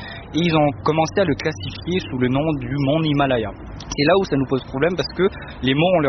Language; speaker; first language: French; non-native, fluent; Tibetan